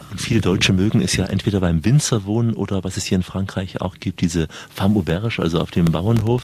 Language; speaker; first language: German; native; German